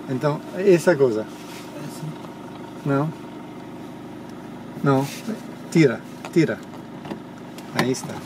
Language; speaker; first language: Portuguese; non-native, learner; English